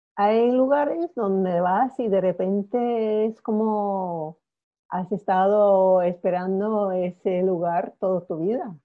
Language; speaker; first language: Spanish; non-native, fluent; English